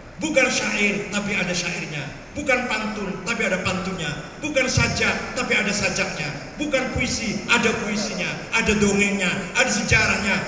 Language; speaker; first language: Malay; non-native, local second language; Javanese